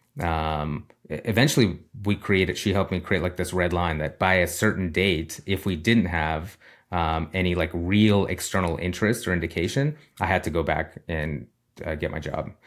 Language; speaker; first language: English; early bilingual, other home language; Russian